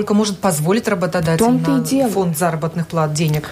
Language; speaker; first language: Russian; native; Russian